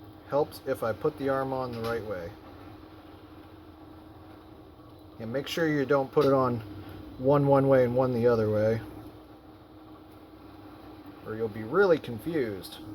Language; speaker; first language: English; native; English